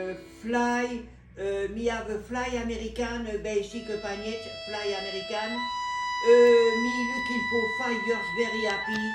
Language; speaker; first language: English; non-native, learner; French